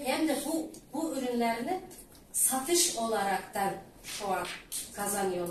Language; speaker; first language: Turkish; non-native, learner; Turkmen